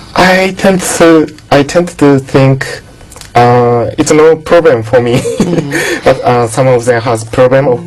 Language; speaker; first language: English; non-native, learner; Japanese